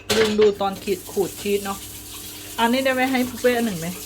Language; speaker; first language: Thai; native; Thai